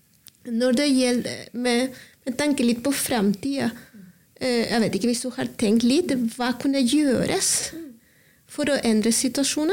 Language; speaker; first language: Norwegian; non-native, learner; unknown